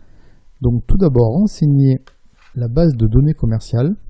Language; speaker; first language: French; native; French